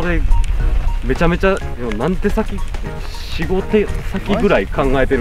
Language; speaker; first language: Japanese; native; Japanese